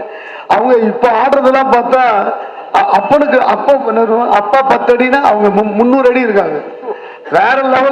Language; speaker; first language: Tamil; native; Tamil